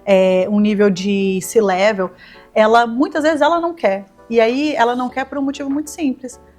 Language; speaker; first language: Portuguese; native; Portuguese